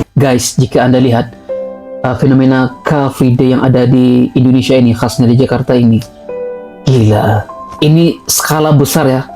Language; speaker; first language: Malay; native; Malay